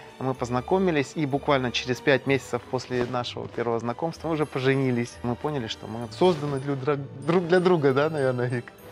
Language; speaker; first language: Russian; native; Russian